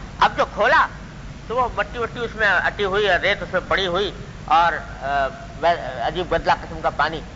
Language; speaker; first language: Urdu; native; Urdu